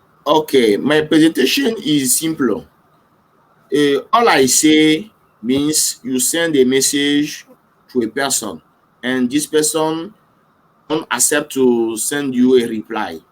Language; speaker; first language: English; non-native, learner; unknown